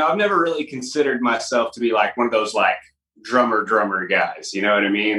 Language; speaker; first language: English; native; English